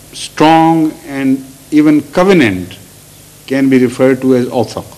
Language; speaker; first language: English; non-native, local second language; Urdu